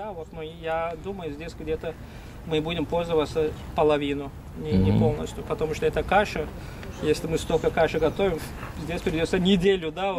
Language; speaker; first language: Russian; non-native, fluent; Turkish